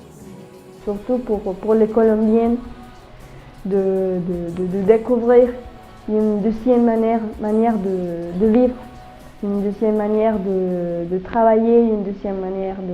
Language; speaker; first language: French; non-native, learner; Spanish